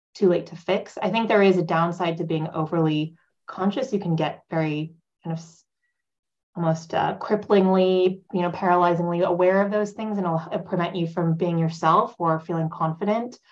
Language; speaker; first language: English; native; English